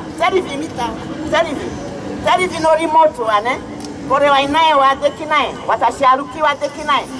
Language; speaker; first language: Japanese; non-native, learner; Igbo